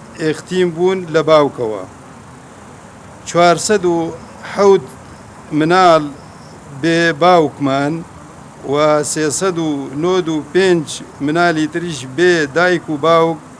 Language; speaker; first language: Central Kurdish; non-native, local second language; Kurdish